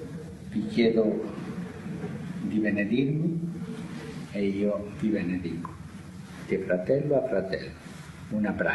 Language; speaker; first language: Italian; non-native, fluent; Spanish